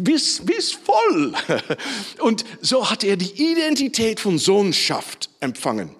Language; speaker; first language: German; non-native, fluent; Dutch